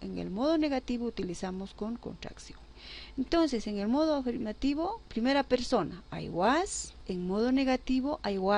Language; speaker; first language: Spanish; native; Spanish